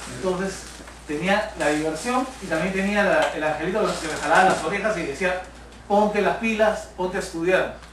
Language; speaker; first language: Spanish; native; Spanish